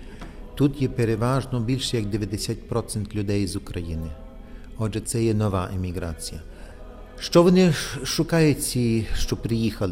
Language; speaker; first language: Ukrainian; early bilingual, heritage; Ukrainian